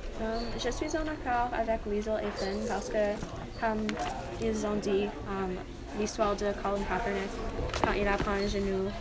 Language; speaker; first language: French; non-native, learner; English